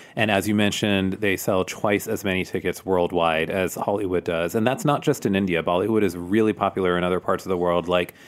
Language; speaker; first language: English; native; English